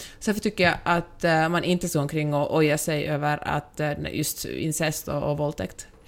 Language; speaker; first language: Swedish; native; Swedish